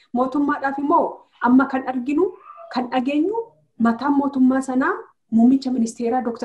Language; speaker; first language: Oromo; native; Oromo